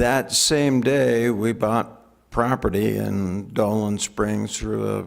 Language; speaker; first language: English; native; English